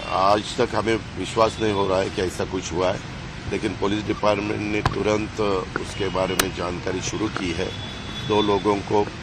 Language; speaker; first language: Hindi; non-native, local second language; Marathi